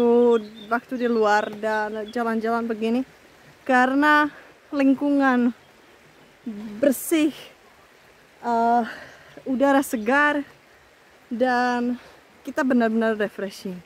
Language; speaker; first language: Indonesian; non-native, fluent; Czech